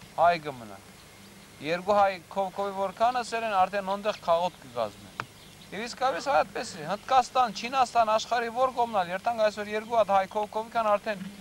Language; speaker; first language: Armenian; early bilingual, heritage; Armenian